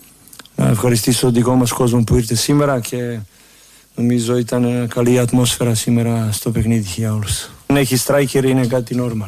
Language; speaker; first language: Greek; non-native, fluent; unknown